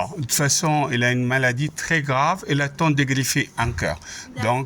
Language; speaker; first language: French; non-native, fluent; Arabic